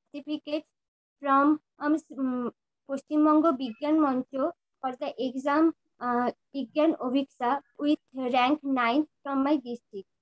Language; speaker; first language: English; non-native, local second language; Bangla